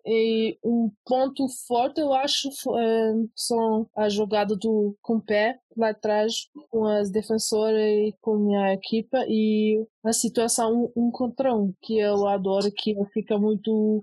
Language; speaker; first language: Portuguese; early bilingual, heritage; Portuguese